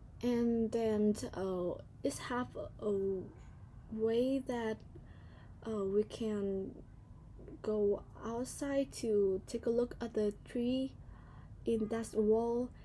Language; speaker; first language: English; non-native, learner; Vietnamese